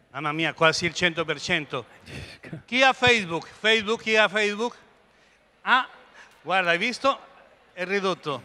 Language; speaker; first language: Italian; non-native, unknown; Spanish